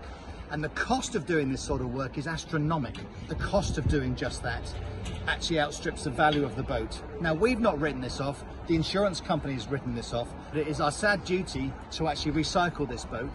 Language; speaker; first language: English; native; English